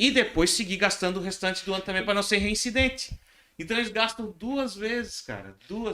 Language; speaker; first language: Portuguese; native; Portuguese